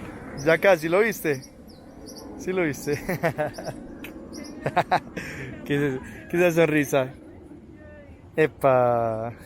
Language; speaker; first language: Spanish; early bilingual, heritage; English